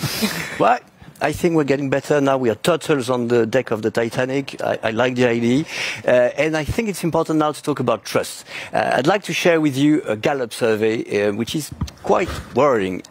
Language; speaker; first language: English; non-native, fluent; French